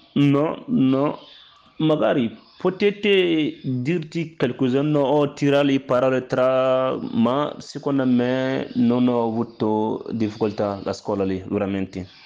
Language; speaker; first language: Italian; non-native, learner; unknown